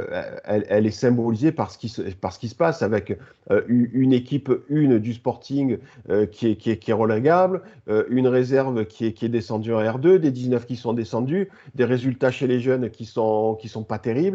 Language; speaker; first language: French; native; French